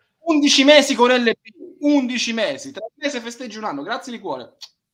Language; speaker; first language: Italian; native; Italian